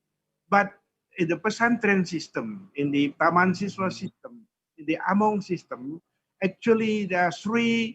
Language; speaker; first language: English; non-native, fluent; Indonesian